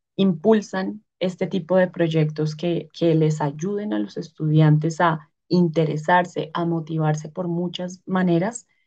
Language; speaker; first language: Spanish; native; Spanish